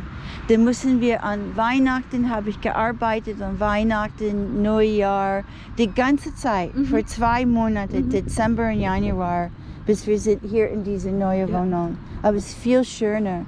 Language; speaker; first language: German; non-native, fluent; English